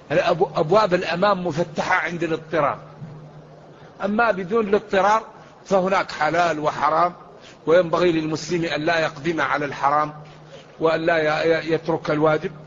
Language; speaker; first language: Arabic; native; Arabic